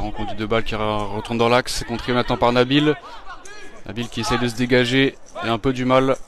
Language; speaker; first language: French; native; French